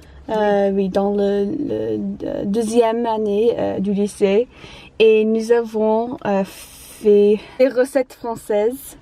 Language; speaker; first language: French; non-native, learner; English